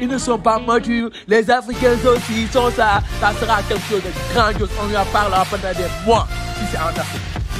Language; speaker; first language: French; non-native, local second language; Wolof